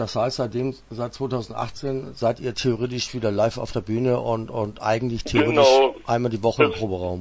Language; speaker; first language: German; native; German